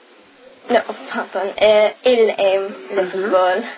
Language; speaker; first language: French; non-native, learner; English